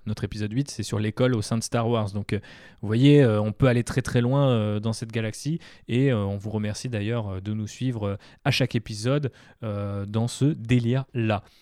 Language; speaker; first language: French; native; French